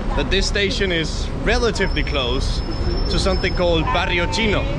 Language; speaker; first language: English; non-native, fluent; Danish